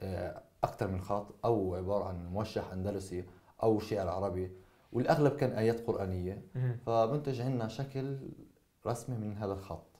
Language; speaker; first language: Arabic; native; Arabic